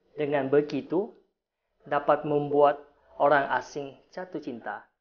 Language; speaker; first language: Indonesian; non-native, fluent; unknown